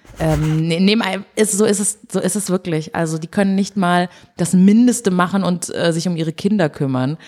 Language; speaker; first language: German; early bilingual, other home language; Portuguese